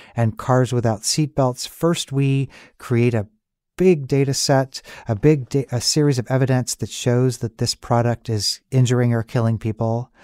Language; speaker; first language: English; native; English